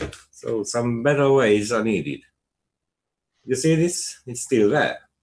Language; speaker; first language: English; non-native, fluent; Hungarian